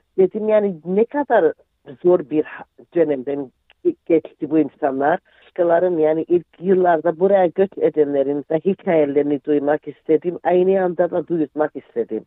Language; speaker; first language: Turkish; early bilingual, heritage; Turkish